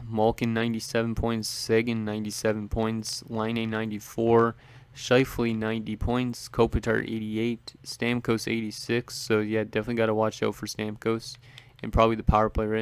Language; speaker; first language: English; native; English